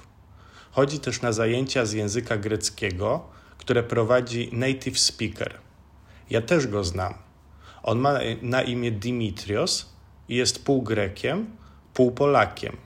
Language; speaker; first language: Polish; non-native, fluent; Czech